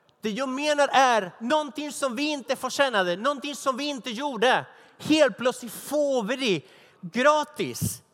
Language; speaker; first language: Swedish; non-native, fluent; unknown